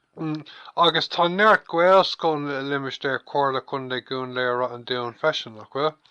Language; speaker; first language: Irish; non-native, local second language; English